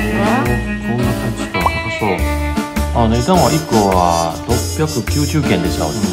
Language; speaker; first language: Japanese; non-native, learner; Chinese